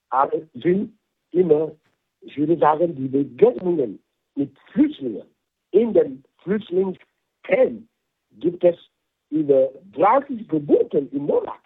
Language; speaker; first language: German; non-native, fluent; French